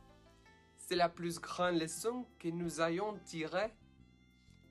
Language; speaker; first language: French; non-native, learner; Spanish